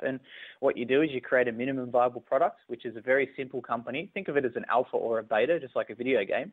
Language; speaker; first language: English; native; English